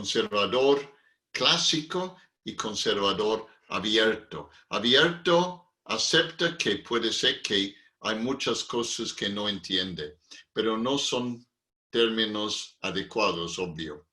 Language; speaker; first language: Spanish; non-native, fluent; English